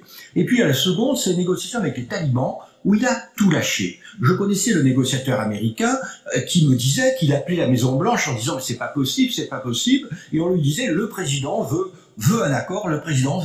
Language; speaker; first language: French; native; French